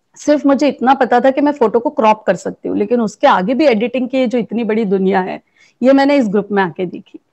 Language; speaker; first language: Hindi; native; Hindi